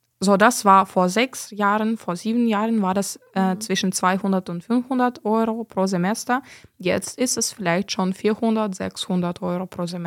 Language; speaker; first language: German; non-native, fluent; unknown